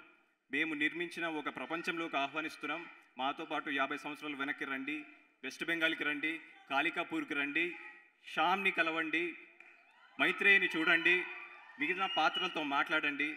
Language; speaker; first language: Telugu; native; Telugu